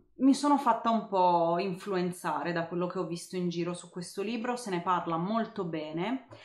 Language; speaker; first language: Italian; native; Italian